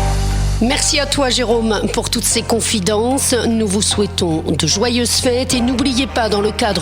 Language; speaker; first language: French; native; French